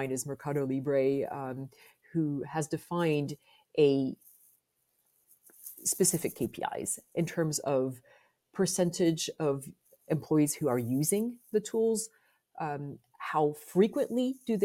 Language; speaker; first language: English; non-native, fluent; French